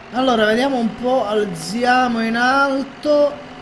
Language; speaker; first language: Italian; native; Italian